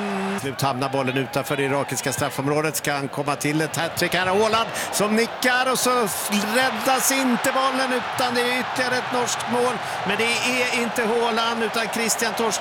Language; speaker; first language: Swedish; native; Swedish